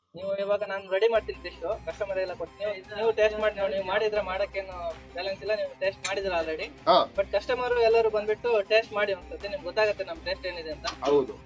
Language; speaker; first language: Kannada; native; Kannada